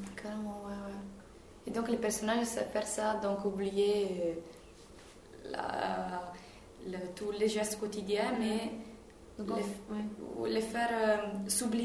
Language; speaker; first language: French; non-native, fluent; Italian